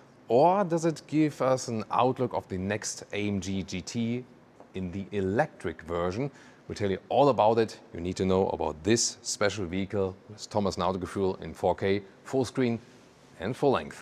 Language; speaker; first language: English; non-native, fluent; German